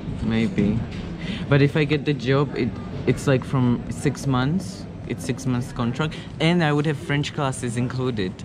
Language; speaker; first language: English; non-native, fluent; Slovak